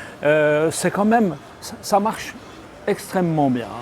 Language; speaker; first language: French; native; French